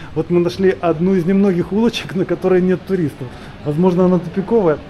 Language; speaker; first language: Russian; native; Russian